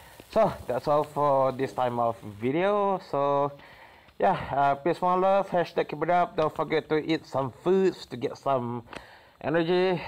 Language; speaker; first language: English; non-native, local second language; Malay